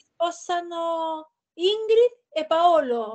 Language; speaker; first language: Italian; non-native, learner; Spanish